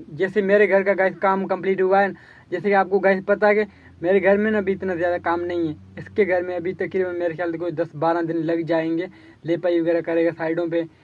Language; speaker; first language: Urdu; non-native, local second language; Sindhi